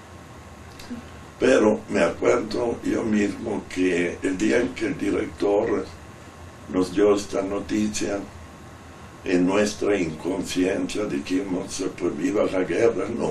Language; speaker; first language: Spanish; non-native, fluent; Italian